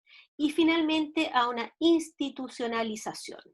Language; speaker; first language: Spanish; native; Spanish